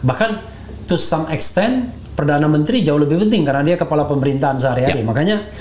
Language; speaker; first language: Indonesian; native; Indonesian